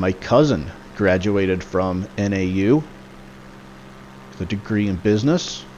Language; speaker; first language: English; native; English